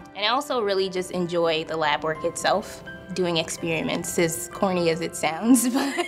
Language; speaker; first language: English; native; English